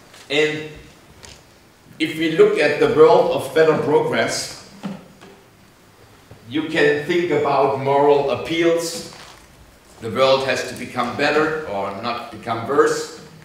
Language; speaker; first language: English; non-native, fluent; German